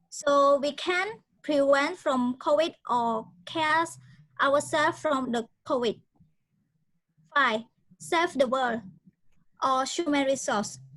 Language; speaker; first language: English; non-native, learner; Khmer